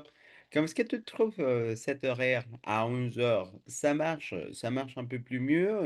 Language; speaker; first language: French; non-native, fluent; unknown